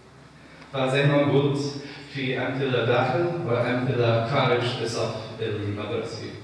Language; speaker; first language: Arabic; non-native, fluent; English